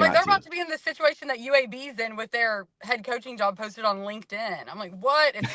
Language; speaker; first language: English; native; English